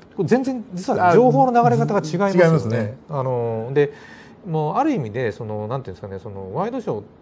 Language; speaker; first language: Japanese; native; Japanese